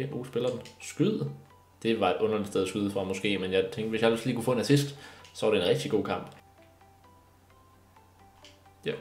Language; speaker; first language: Danish; native; Danish